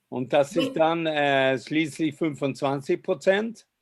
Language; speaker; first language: German; non-native, fluent; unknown